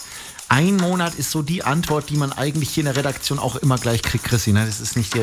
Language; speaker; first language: German; native; German